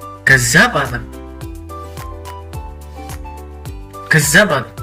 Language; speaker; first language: Arabic; non-native, learner; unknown